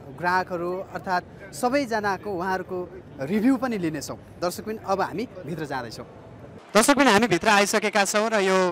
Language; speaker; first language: Nepali; native; Nepali